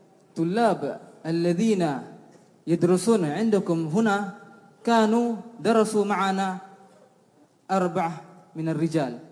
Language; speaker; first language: Arabic; non-native, learner; Indonesian